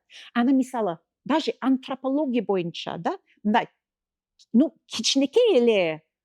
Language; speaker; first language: Kyrgyz; non-native, fluent; English